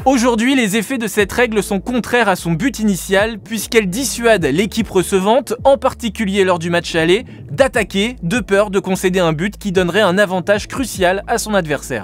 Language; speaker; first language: French; native; French